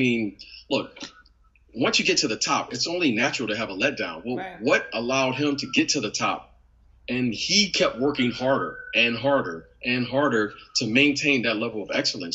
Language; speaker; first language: English; native; English